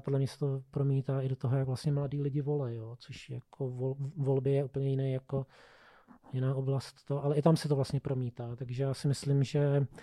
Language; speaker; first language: Czech; native; Czech